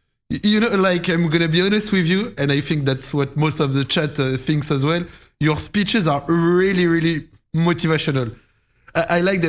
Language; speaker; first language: English; non-native, fluent; French